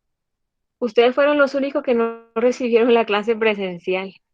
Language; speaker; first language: Spanish; native; Spanish